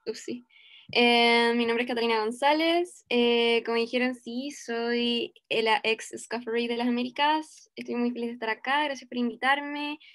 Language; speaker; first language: Spanish; native; Spanish